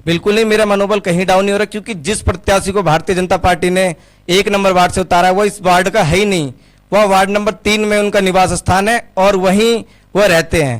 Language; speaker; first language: Hindi; native; Hindi